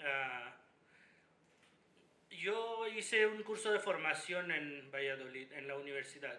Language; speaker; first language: Spanish; non-native, fluent; Hindi